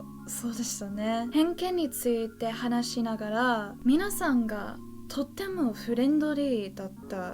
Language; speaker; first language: Japanese; non-native, learner; English